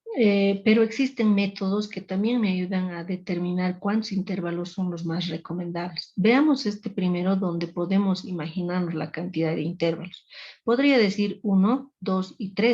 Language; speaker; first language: Spanish; native; Spanish